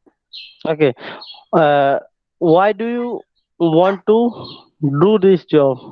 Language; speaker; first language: English; non-native, local second language; Hindi